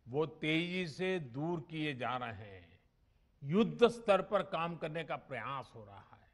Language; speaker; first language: Hindi; non-native, local second language; Gujarati